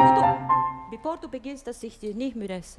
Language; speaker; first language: German; non-native, fluent; Bulgarian